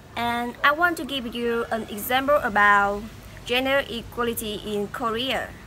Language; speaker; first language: English; non-native, fluent; Vietnamese